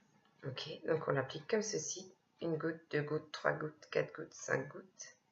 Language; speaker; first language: French; native; French